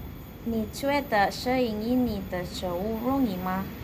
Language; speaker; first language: Chinese; non-native, learner; Indonesian